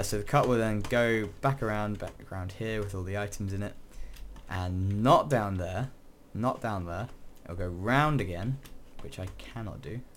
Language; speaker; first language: English; native; English